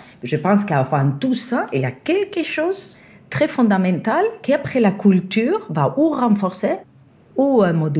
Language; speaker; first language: French; non-native, fluent; Spanish